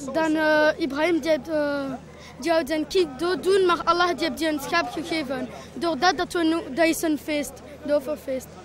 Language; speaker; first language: Dutch; early bilingual, other home language; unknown